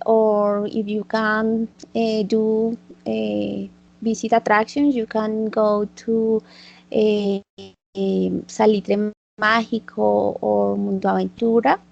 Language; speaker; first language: English; non-native, learner; Spanish